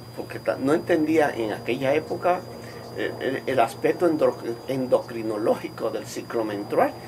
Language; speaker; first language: Spanish; native; Spanish